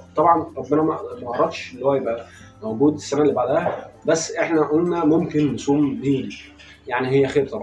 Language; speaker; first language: Arabic; native; Arabic